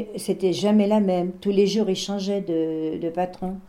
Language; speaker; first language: French; native; French